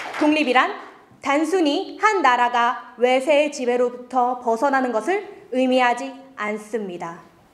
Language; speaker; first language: Korean; early bilingual, other home language; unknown